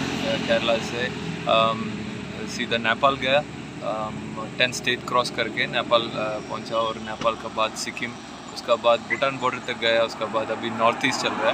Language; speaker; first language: Hindi; non-native, local second language; Malayalam